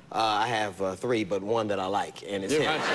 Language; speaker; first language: English; native; English